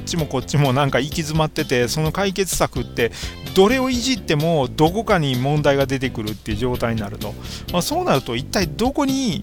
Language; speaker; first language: Japanese; native; Japanese